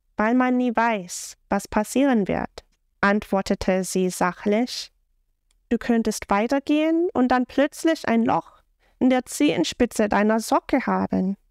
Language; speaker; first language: German; non-native, fluent; English